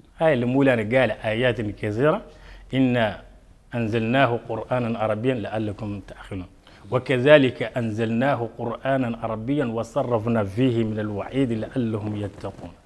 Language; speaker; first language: Arabic; non-native, local second language; Soninke